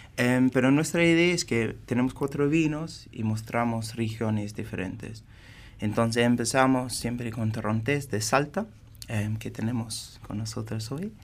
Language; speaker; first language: Spanish; non-native, fluent; English